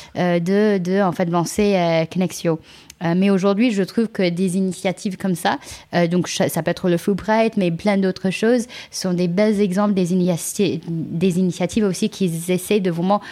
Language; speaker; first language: French; non-native, fluent; English